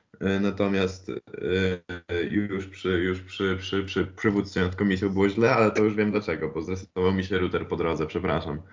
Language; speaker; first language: Polish; native; Polish